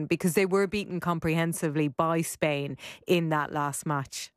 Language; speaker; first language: English; native; English